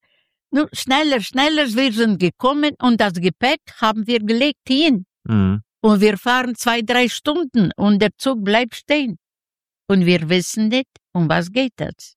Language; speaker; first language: German; non-native, fluent; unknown